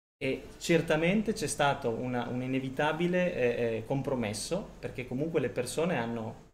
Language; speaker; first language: Italian; native; Italian